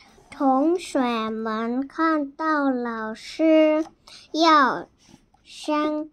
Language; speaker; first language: Chinese; non-native, learner; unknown